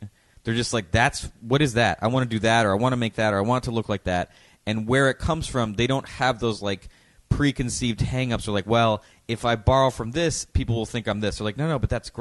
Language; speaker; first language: English; native; English